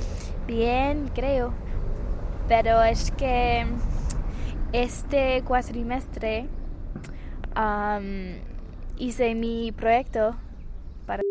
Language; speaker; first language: Spanish; non-native, fluent; English